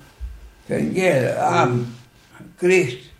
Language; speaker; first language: German; non-native, learner; Greek